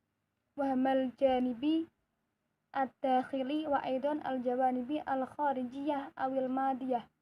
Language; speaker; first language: Arabic; non-native, learner; Indonesian